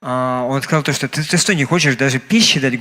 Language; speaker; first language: Russian; native; Russian